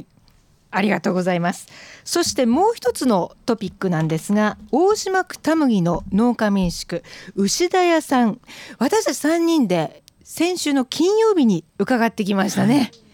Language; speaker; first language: Japanese; native; Japanese